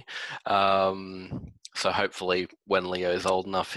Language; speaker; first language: English; native; English